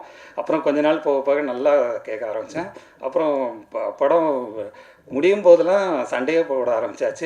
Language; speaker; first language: Tamil; native; Tamil